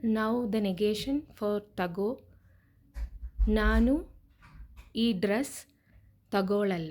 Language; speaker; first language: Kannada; non-native, learner; Malayalam